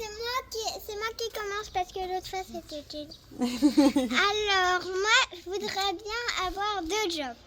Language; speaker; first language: French; early bilingual, heritage; French